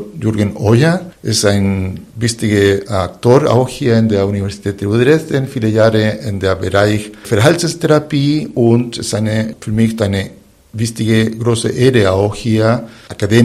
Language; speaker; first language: German; non-native, fluent; Spanish